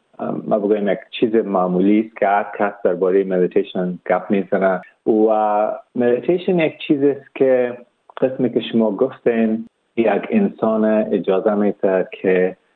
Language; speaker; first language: Persian; early bilingual, heritage; Persian